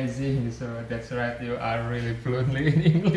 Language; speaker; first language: English; non-native, learner; Indonesian